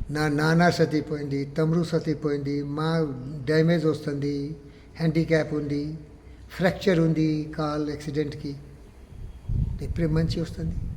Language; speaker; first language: Telugu; non-native, learner; Hindi